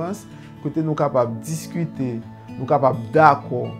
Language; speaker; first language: French; non-native, learner; Haitian Creole